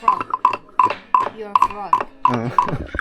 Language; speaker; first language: English; non-native, learner; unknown